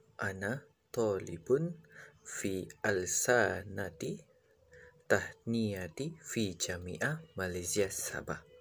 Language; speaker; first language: Arabic; non-native, learner; Malay